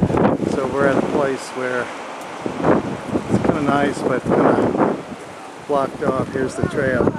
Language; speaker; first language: English; native; English